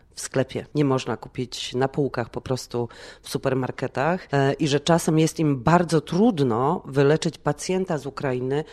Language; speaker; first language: Polish; native; Polish